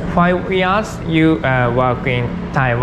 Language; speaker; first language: English; non-native, learner; Japanese